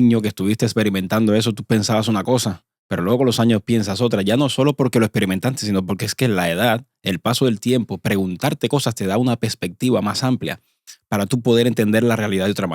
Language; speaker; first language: Spanish; native; Spanish